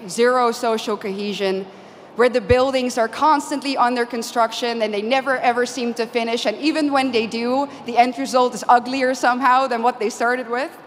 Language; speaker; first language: English; non-native, fluent; Dutch